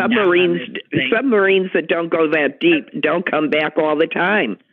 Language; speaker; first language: English; native; English